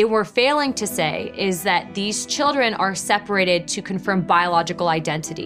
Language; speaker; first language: English; native; English